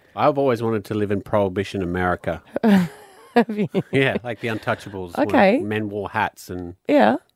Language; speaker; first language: English; native; English